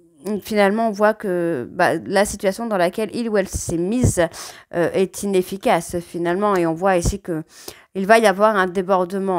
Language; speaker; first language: French; native; French